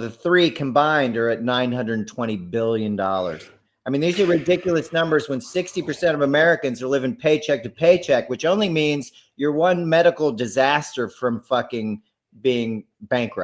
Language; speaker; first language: English; native; English